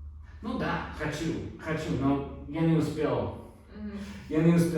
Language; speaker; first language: Russian; non-native, learner; English